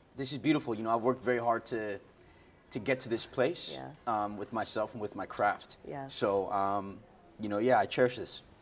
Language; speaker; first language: English; native; English